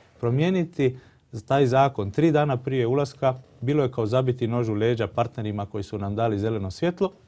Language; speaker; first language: Croatian; early bilingual, heritage; Croatian